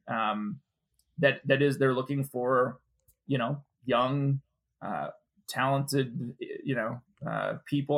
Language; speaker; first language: English; native; English